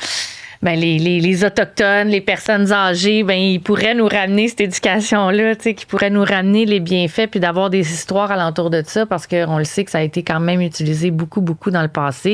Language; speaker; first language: French; native; French